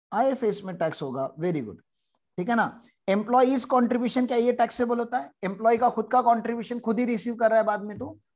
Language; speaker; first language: Hindi; native; Hindi